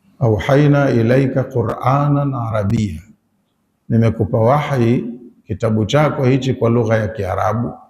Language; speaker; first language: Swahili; native; Swahili